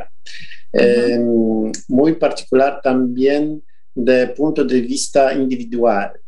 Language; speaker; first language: Spanish; non-native, fluent; Polish